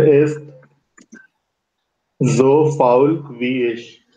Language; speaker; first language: German; non-native, learner; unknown